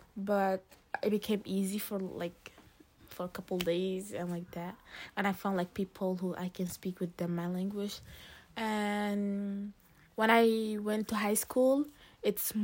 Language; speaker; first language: English; early bilingual, other home language; Arabic